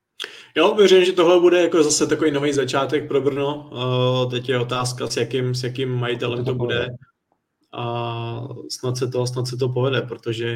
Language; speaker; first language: Czech; native; Czech